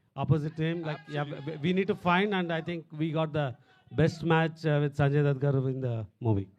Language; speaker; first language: English; non-native, local second language; Telugu